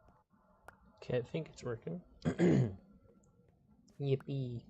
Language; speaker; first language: English; native; English